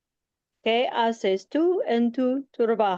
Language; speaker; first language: Spanish; non-native, learner; English